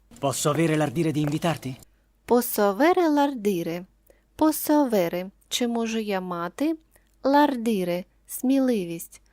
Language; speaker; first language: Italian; non-native, fluent; Ukrainian